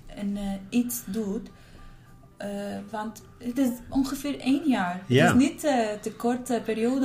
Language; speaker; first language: Dutch; non-native, learner; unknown